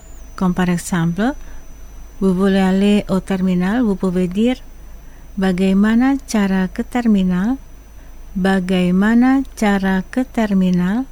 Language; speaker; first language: French; non-native, fluent; Indonesian